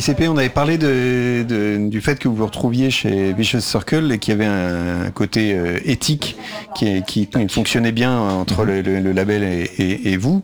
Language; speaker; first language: French; native; French